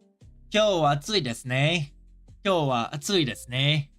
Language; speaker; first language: Japanese; non-native, learner; English